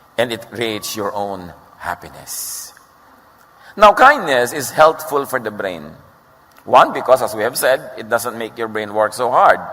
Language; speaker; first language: English; non-native, local second language; Filipino